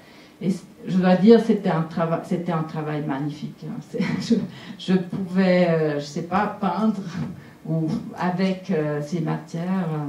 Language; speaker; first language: French; non-native, local second language; German